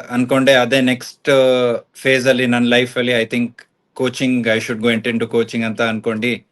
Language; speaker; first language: Kannada; native; Kannada